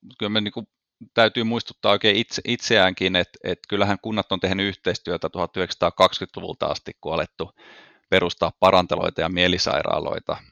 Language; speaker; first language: Finnish; native; Finnish